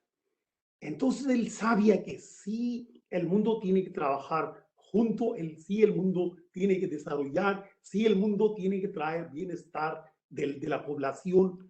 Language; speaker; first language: Spanish; non-native, fluent; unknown